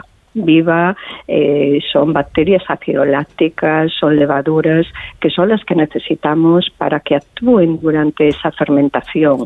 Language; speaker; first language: Spanish; native; Spanish